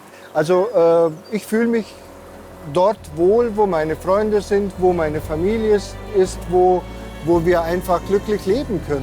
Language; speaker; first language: German; non-native, local second language; Hungarian